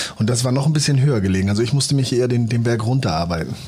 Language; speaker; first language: German; native; German